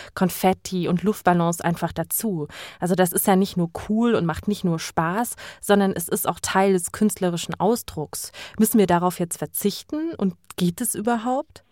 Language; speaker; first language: German; native; German